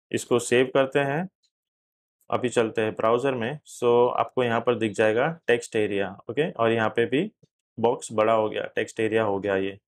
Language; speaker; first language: Hindi; native; Hindi